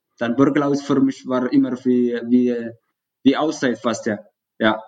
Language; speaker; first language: German; non-native, learner; Tigrinya